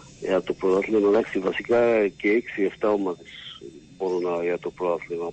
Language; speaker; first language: Greek; non-native, learner; Slovak